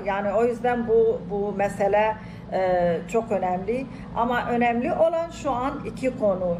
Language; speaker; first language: Turkish; non-native, fluent; Arabic